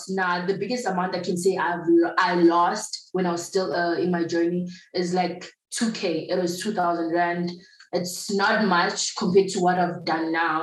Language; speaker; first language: English; non-native, local second language; Zulu